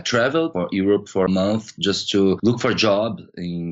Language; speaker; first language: English; non-native, fluent; Portuguese